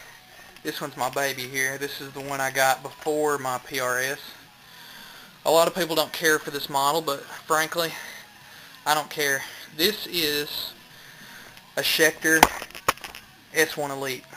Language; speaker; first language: English; native; English